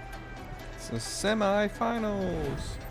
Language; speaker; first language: English; native; English